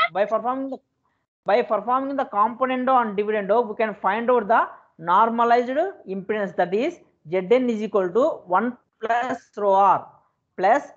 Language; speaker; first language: English; non-native, local second language; Telugu